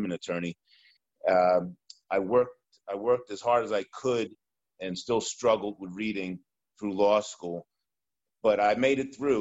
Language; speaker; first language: English; native; English